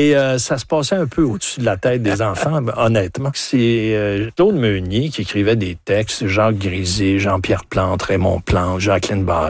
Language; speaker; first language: French; native; French